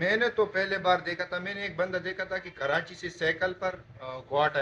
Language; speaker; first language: Hindi; non-native, local second language; Pashto